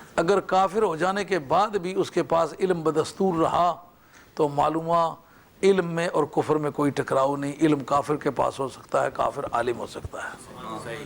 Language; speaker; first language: Urdu; non-native, local second language; Punjabi